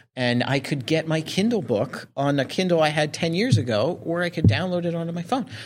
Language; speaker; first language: English; native; English